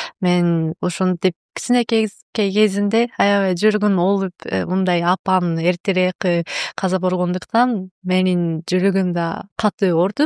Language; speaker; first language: Kyrgyz; non-native, learner; Japanese